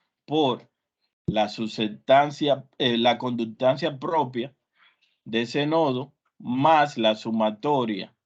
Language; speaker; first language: Spanish; native; Spanish